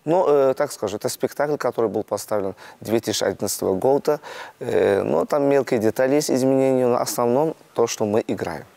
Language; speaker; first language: Russian; non-native, local second language; Azerbaijani